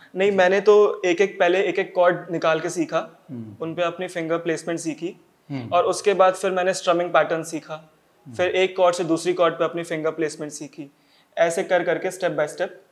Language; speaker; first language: Hindi; native; Hindi